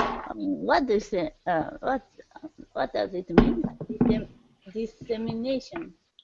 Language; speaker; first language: English; non-native, learner; Japanese